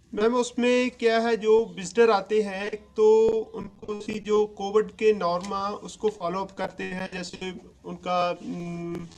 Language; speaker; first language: Hindi; non-native, local second language; Punjabi